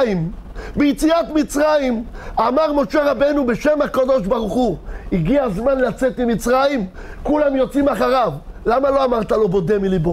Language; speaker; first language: Hebrew; native; Hebrew